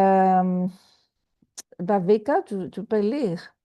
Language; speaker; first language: French; non-native, fluent; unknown